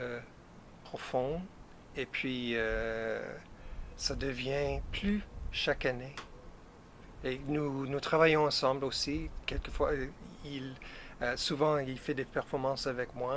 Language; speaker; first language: French; non-native, fluent; English